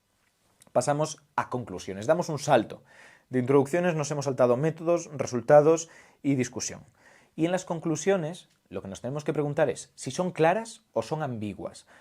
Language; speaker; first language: Spanish; native; Spanish